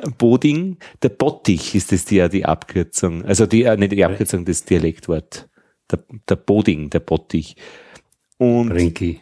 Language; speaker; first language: German; native; German